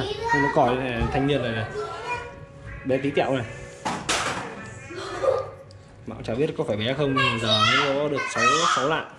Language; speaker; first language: Vietnamese; native; Vietnamese